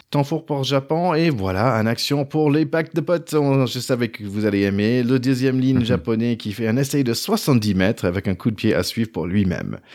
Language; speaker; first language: French; non-native, fluent; English